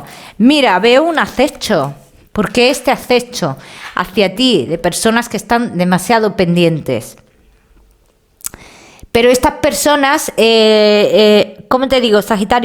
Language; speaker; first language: Spanish; native; Spanish